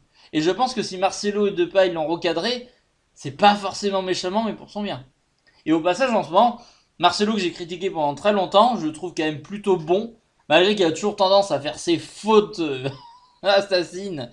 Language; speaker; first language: French; native; French